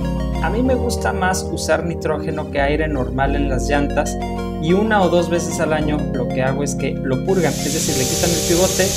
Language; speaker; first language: Spanish; native; Spanish